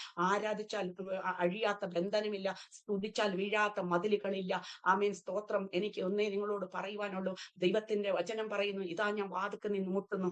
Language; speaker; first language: Malayalam; early bilingual, heritage; Malayalam